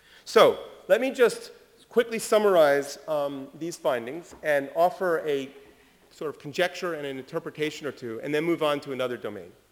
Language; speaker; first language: English; early bilingual, other home language; French